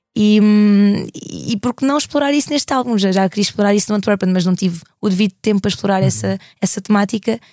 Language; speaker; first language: Portuguese; native; Portuguese